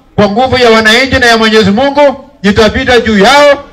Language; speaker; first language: Swahili; non-native, local second language; Luyia